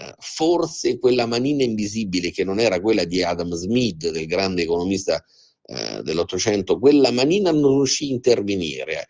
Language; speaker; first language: Italian; native; Italian